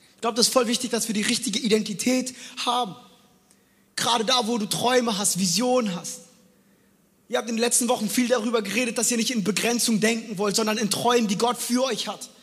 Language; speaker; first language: German; native; German